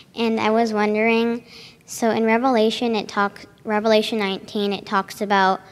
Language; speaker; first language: English; non-native, fluent; Romanian